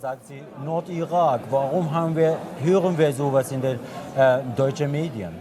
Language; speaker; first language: German; non-native, fluent; Kurdish